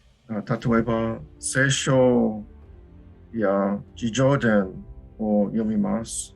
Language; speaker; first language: Japanese; non-native, learner; English